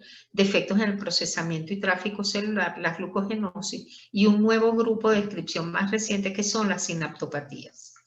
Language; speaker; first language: Spanish; native; Spanish